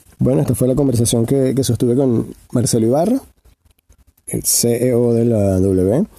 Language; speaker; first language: Spanish; native; Spanish